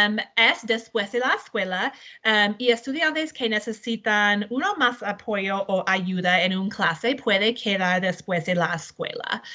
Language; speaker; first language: Spanish; non-native, learner; English